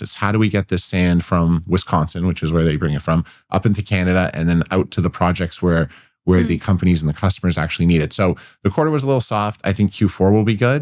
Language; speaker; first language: English; native; English